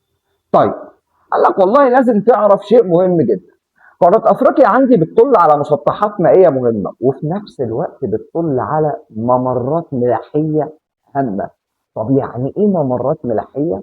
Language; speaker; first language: Arabic; native; Arabic